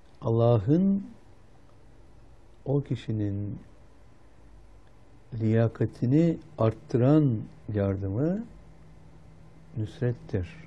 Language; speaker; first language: Turkish; native; Turkish